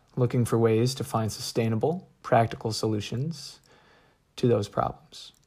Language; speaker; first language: English; native; English